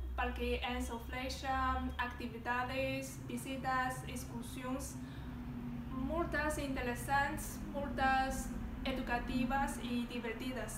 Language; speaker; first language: Catalan; non-native, learner; Chinese